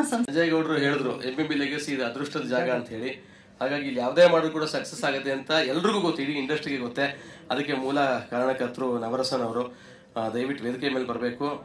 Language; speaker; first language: Kannada; native; Kannada